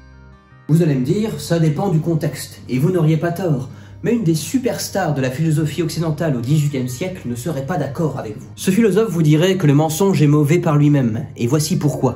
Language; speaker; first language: French; native; French